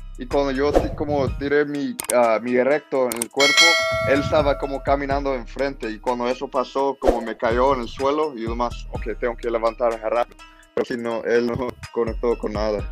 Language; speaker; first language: Spanish; early bilingual, heritage; English